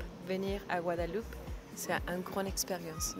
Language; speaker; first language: French; non-native, fluent; Spanish